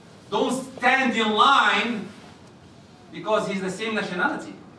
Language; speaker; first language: English; non-native, fluent; Arabic